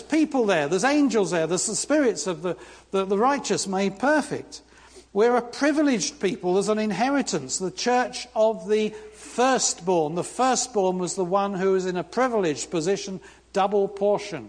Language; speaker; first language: English; native; English